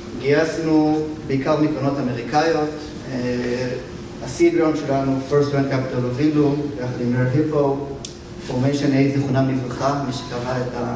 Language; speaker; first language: Hebrew; native; Hebrew